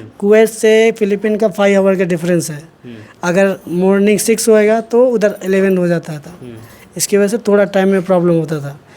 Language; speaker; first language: Hindi; native; Hindi